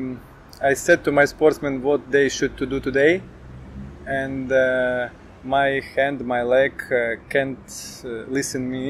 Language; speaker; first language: English; non-native, learner; Ukrainian